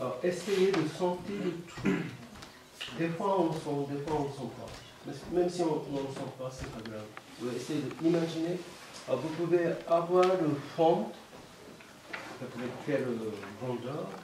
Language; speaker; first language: French; non-native, learner; Japanese